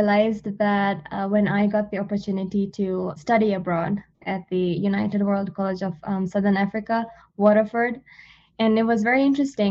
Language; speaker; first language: English; non-native, fluent; Divehi